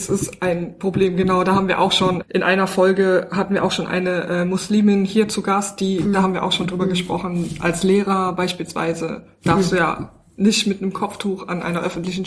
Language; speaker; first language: German; native; German